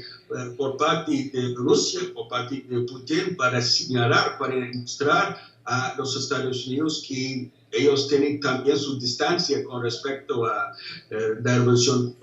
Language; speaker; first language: Spanish; non-native, fluent; English